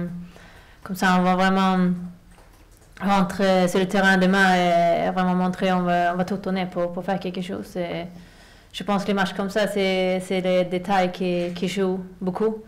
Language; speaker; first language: French; non-native, fluent; Swedish